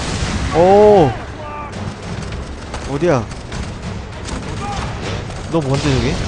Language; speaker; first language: Korean; native; Korean